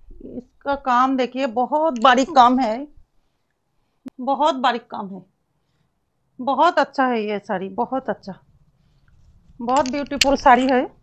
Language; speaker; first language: Hindi; non-native, local second language; Bangla